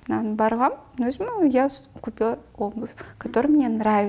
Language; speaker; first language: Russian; non-native, local second language; Kyrgyz